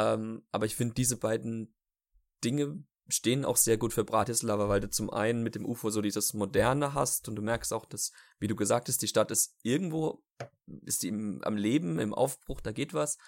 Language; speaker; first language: German; native; German